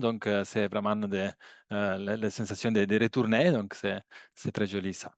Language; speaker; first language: French; non-native, learner; Italian